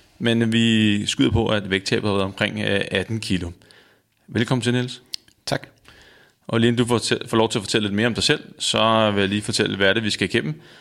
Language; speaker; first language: Danish; native; Danish